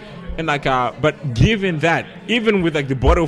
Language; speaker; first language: English; non-native, local second language; Shona